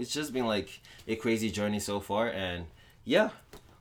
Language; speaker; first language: English; non-native, local second language; Yoruba